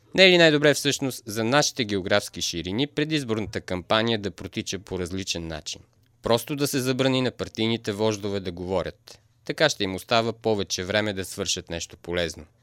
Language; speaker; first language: Bulgarian; native; Bulgarian